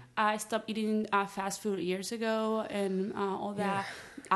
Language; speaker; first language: English; non-native, fluent; Spanish